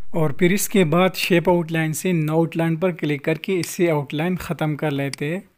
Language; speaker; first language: Urdu; non-native, local second language; Pashto